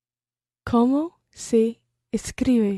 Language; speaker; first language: Spanish; non-native, learner; English